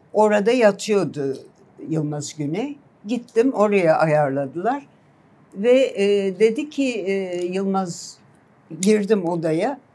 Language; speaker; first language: Turkish; native; Turkish